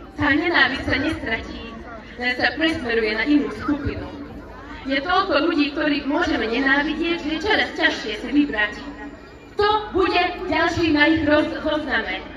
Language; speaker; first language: Slovak; non-native, local second language; Hungarian